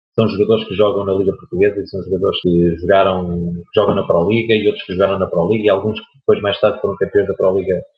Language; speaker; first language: Portuguese; native; Portuguese